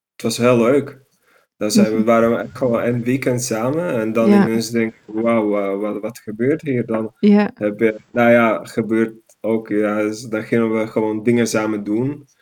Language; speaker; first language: Dutch; non-native, fluent; Slovak